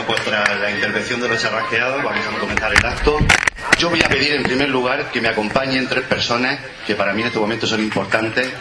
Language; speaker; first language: Spanish; native; Spanish